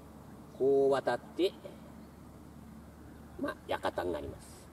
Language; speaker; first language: Japanese; native; Japanese